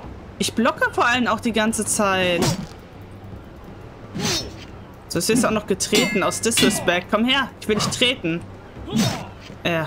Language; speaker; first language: German; native; German